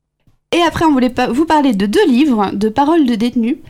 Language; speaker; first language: French; native; French